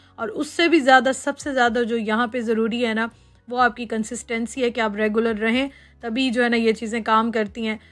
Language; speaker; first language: Urdu; native; Urdu